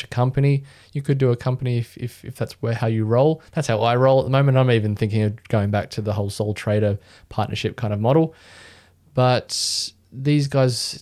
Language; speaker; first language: English; native; English